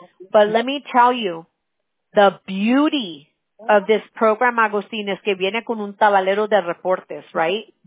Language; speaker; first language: English; early bilingual, other home language; Spanish